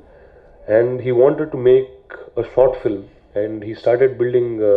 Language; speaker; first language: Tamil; non-native, learner; Telugu